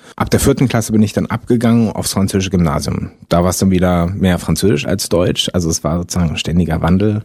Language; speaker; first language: German; early bilingual, other home language; French